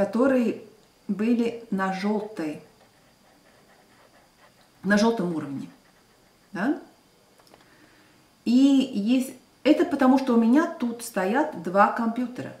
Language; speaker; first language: Russian; non-native, local second language; Latvian